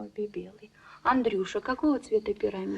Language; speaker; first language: Russian; native; Russian